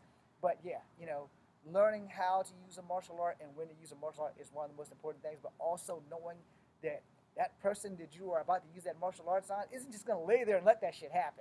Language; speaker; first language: English; native; English